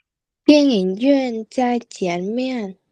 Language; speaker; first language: Chinese; non-native, learner; Vietnamese